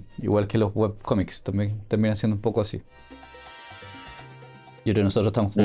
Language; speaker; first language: Spanish; native; Spanish